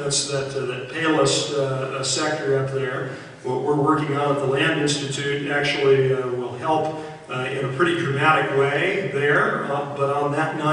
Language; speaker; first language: English; native; English